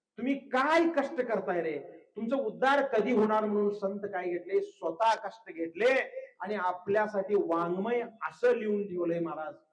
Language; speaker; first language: Marathi; non-native, local second language; Kannada